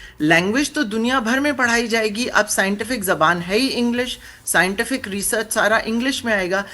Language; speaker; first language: Urdu; native; Urdu